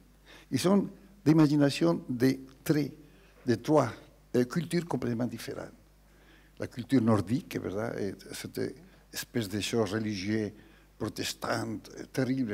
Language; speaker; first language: French; non-native, learner; Spanish